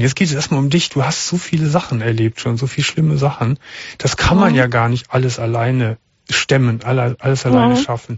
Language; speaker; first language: German; native; German